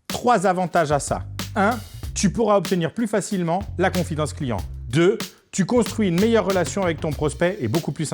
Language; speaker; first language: French; native; French